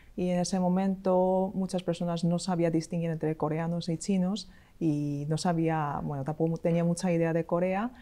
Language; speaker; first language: Spanish; non-native, fluent; Korean